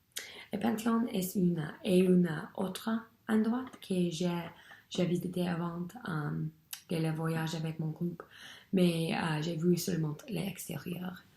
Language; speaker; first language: French; non-native, learner; English